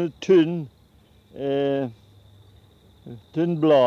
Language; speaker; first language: Swedish; early bilingual, heritage; Swedish